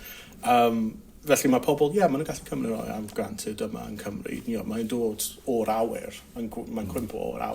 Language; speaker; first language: Welsh; non-native, local second language; English